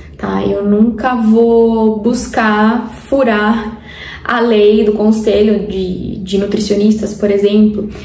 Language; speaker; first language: Portuguese; non-native, fluent; Spanish